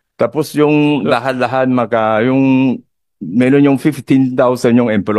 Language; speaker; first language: Filipino; non-native, learner; Chinese